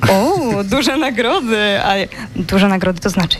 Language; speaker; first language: Polish; native; Polish